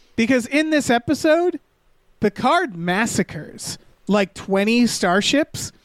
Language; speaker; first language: English; native; English